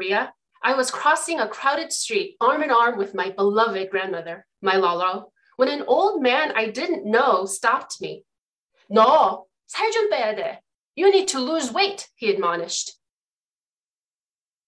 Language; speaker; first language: English; early bilingual, other home language; Chinese